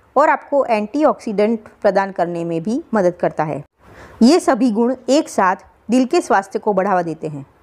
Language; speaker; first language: Hindi; non-native, local second language; Gujarati